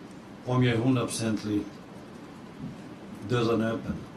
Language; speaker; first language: Swedish; early bilingual, other home language; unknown